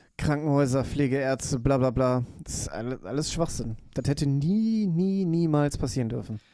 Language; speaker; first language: German; native; German